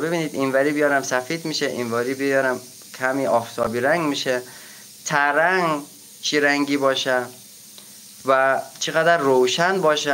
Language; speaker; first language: Persian; native; Persian